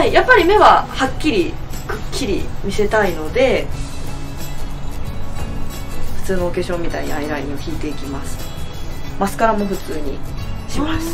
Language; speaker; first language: Japanese; native; Japanese